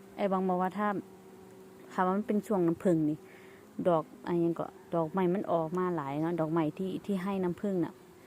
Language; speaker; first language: Thai; native; Thai